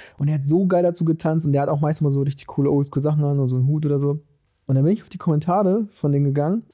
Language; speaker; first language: German; early bilingual, other home language; Portuguese